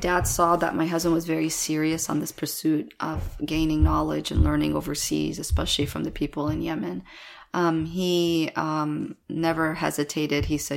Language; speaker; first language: English; native; English